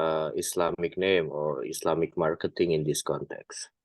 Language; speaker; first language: English; non-native, fluent; Indonesian